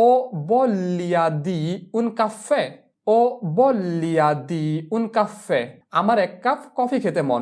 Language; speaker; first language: Italian; non-native, fluent; Bangla